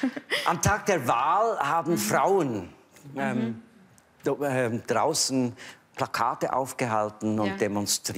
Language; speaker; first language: German; native; German